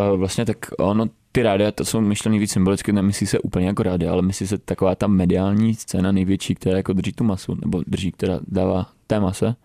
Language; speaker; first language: Czech; early bilingual, other home language; Romanian